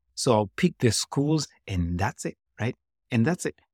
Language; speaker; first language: English; non-native, local second language; Shona